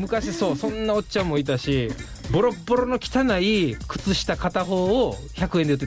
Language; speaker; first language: Japanese; native; Japanese